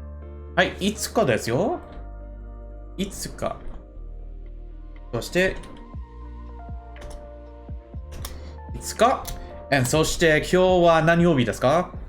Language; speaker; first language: Japanese; non-native, learner; English